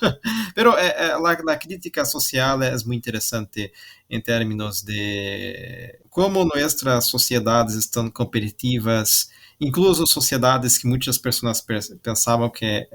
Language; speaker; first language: Spanish; non-native, learner; Portuguese